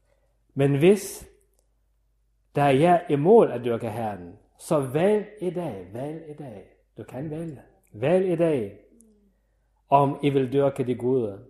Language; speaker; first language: Danish; non-native, fluent; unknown